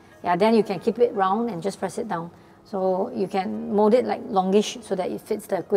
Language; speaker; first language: English; non-native, local second language; Chinese